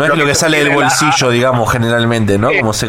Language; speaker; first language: Spanish; native; Spanish